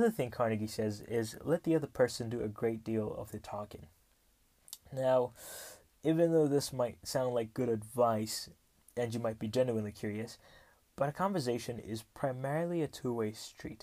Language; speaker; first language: English; non-native, local second language; Kinyarwanda